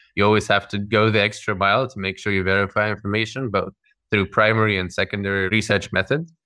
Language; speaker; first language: English; early bilingual, other home language; Russian